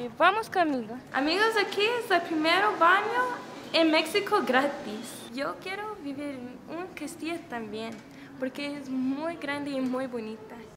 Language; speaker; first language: Spanish; non-native, learner; English